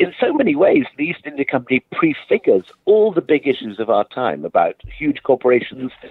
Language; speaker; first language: English; native; English